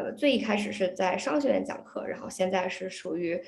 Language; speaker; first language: Chinese; early bilingual, heritage; Chinese